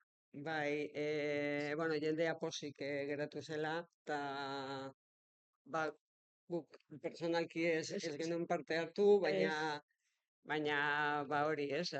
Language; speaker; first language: Basque; non-native, local second language; Spanish